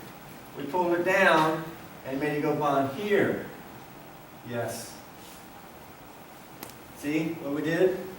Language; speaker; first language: English; native; English